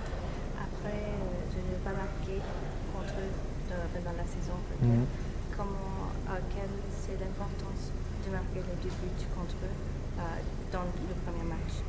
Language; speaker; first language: French; non-native, learner; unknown